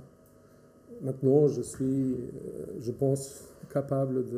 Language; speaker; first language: French; non-native, fluent; Portuguese